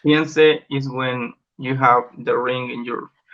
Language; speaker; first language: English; non-native, learner; Spanish